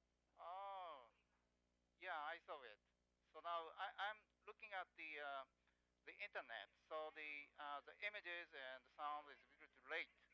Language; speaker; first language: English; non-native, learner; Japanese